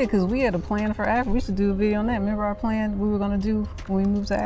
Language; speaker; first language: English; native; English